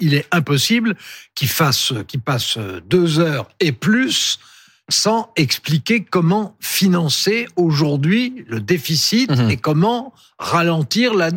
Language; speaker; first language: French; native; French